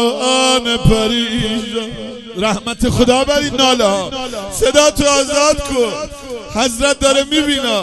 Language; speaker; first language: Persian; non-native, local second language; Azerbaijani